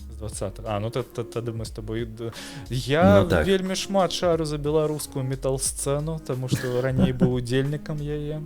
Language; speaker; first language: Belarusian; non-native, local second language; Russian